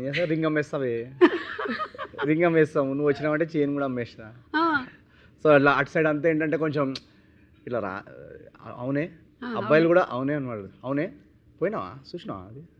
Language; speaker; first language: Telugu; native; Telugu